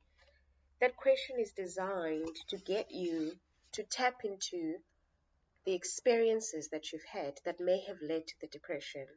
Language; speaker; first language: English; non-native, local second language; Xhosa